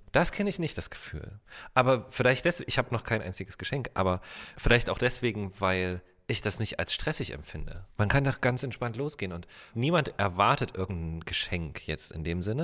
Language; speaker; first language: German; native; German